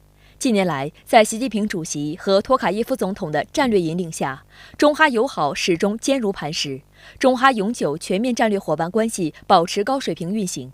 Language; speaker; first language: Chinese; native; Chinese